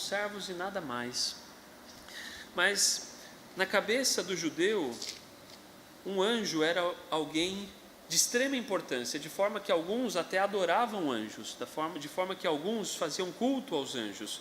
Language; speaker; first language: Portuguese; native; Portuguese